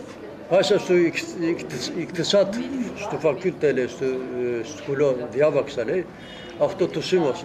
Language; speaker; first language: Greek; early bilingual, heritage; Greek